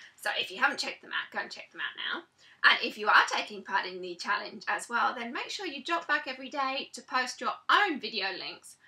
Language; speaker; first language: English; native; English